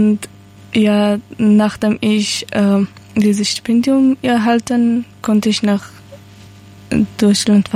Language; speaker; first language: German; non-native, learner; Persian